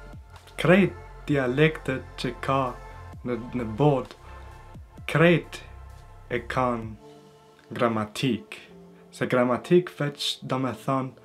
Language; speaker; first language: Albanian; early bilingual, heritage; Albanian